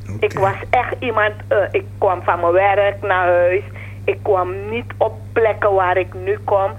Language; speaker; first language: Dutch; non-native, fluent; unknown